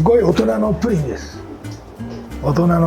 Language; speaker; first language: Japanese; native; Japanese